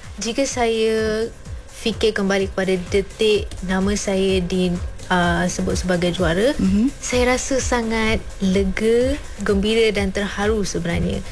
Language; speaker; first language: Malay; early bilingual, other home language; Urdu